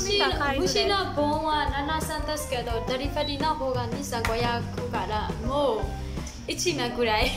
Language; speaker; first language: Japanese; non-native, learner; Burmese